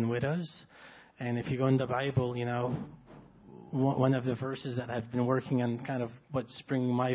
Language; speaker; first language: English; non-native, fluent; Arabic